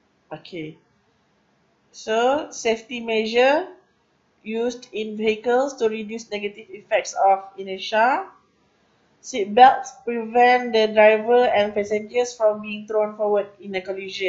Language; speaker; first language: English; non-native, local second language; Malay